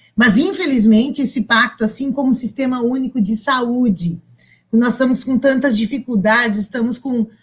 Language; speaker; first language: Portuguese; native; Portuguese